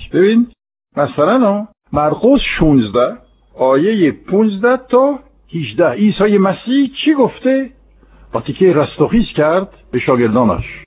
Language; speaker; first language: Persian; non-native, fluent; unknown